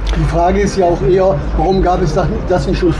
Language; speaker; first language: German; native; German